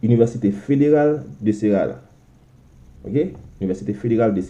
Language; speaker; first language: French; non-native, local second language; Haitian Creole